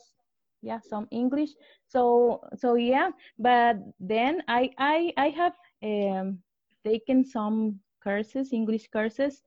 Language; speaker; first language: English; non-native, learner; Spanish